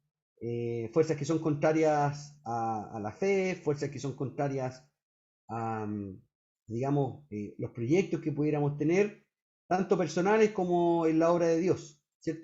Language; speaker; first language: Spanish; native; Spanish